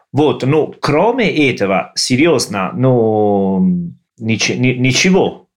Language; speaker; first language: Russian; non-native, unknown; Italian